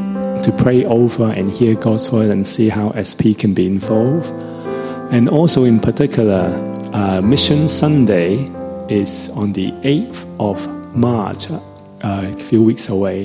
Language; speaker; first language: English; non-native, local second language; Cantonese